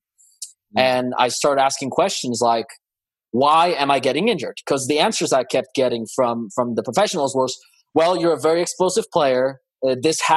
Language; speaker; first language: English; non-native, fluent; Polish